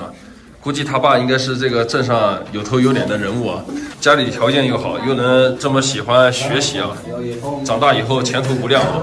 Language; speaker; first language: Chinese; native; Chinese